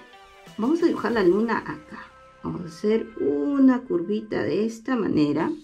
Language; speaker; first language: Spanish; native; Spanish